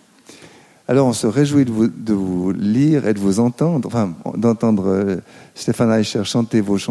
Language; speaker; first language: French; native; French